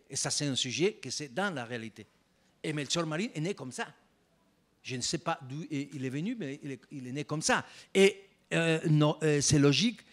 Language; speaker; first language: French; non-native, fluent; Spanish